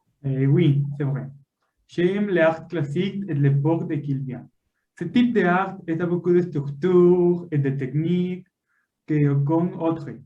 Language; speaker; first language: French; non-native, learner; Spanish